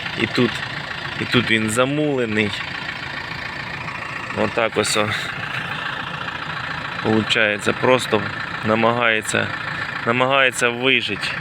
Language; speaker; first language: Ukrainian; native; Ukrainian